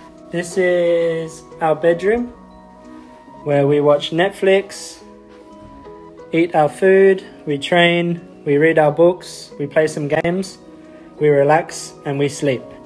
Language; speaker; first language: English; native; English